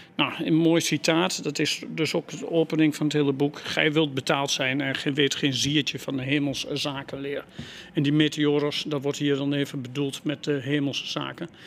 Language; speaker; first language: Dutch; native; Dutch